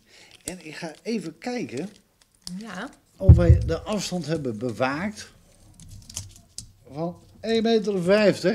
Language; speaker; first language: Dutch; native; Dutch